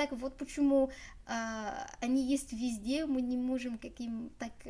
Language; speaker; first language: Russian; non-native, learner; Arabic